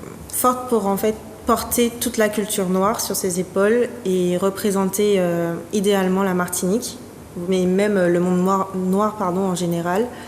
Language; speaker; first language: French; native; French